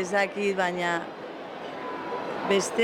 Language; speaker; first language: Basque; non-native, local second language; Spanish